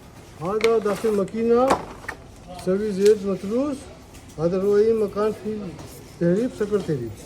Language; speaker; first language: Arabic; non-native, learner; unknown